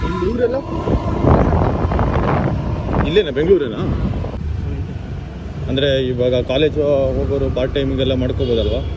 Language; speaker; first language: Kannada; native; Kannada